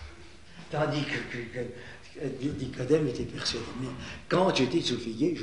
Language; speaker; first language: French; native; French